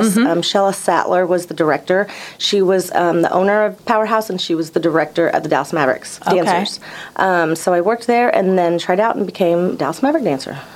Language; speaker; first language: English; native; English